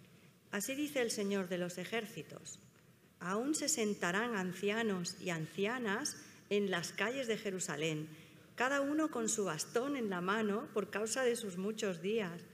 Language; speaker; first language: Spanish; native; Spanish